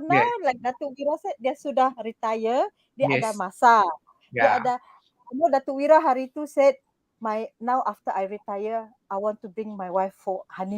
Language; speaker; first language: Malay; native; Malay